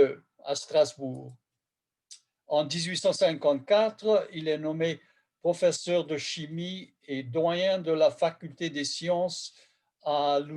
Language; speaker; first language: French; non-native, fluent; Hungarian